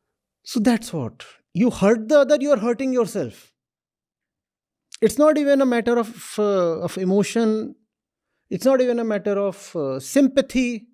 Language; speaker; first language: English; non-native, local second language; Hindi